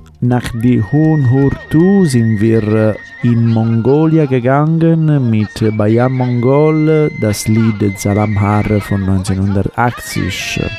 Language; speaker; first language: German; non-native, learner; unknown